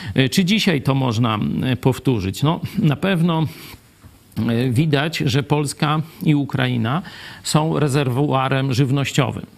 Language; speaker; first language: Polish; native; Polish